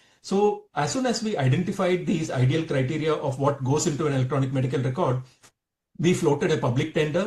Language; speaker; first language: English; non-native, local second language; Tamil